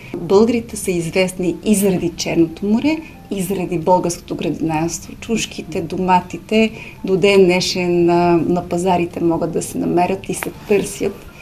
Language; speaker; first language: Bulgarian; early bilingual, heritage; Hungarian